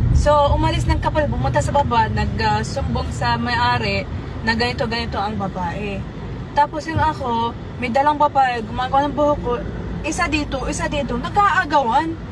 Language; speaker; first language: Filipino; early bilingual, heritage; Arabic